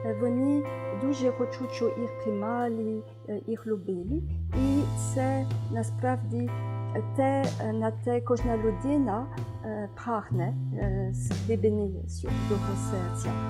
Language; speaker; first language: Ukrainian; non-native, fluent; French